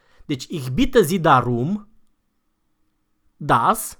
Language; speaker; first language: German; non-native, fluent; Romanian